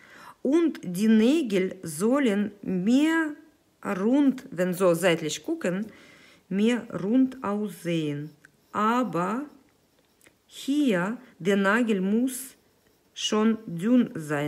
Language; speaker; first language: German; non-native, fluent; Russian